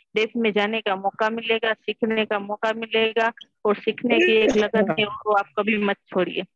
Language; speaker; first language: Hindi; non-native, local second language; Gujarati